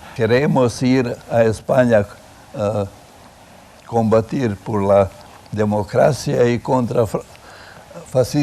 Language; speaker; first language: Spanish; non-native, learner; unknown